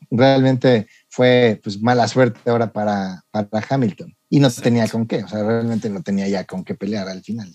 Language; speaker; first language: Spanish; native; Spanish